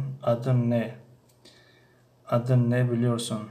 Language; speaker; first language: Turkish; non-native, learner; Tajik